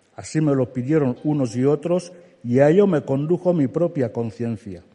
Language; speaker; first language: Spanish; non-native, local second language; Fang